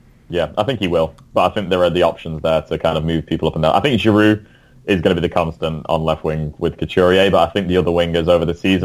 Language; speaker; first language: English; native; English